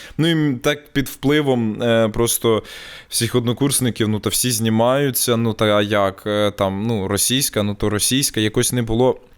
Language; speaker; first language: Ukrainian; non-native, local second language; Russian